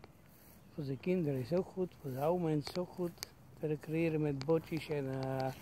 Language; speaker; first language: Dutch; non-native, learner; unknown